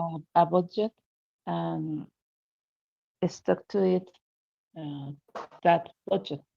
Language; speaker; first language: English; non-native, learner; Spanish